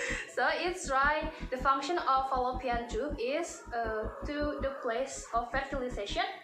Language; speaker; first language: English; non-native, fluent; Indonesian